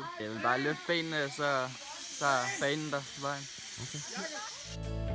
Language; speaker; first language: Danish; native; Danish